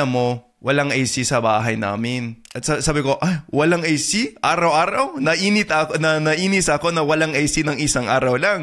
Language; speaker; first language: Filipino; non-native, fluent; English